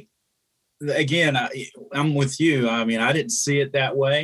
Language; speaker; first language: English; native; English